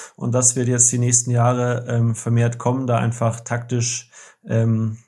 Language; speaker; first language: German; native; German